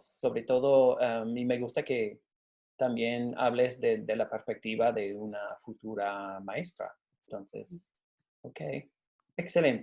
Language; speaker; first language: Spanish; non-native, fluent; English